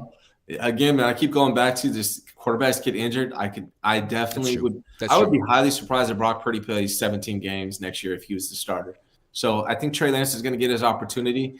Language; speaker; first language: English; native; English